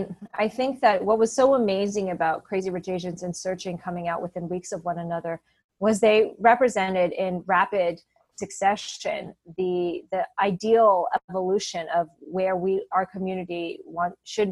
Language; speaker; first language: English; native; English